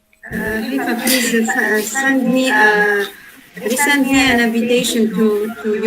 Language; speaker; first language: English; non-native, learner; Arabic